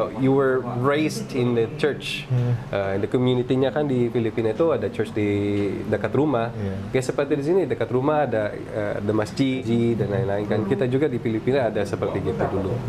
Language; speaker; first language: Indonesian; non-native, fluent; Filipino